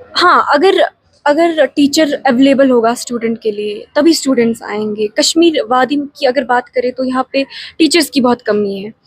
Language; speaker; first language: Hindi; non-native, local second language; Kashmiri